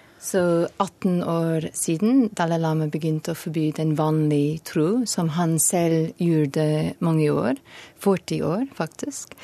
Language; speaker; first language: Norwegian; non-native, learner; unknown